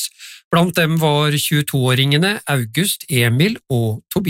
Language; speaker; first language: Norwegian; native; Norwegian